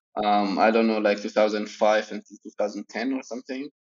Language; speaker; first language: English; non-native, fluent; Arabic